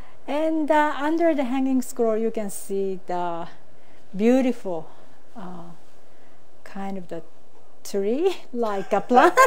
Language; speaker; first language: English; non-native, fluent; Japanese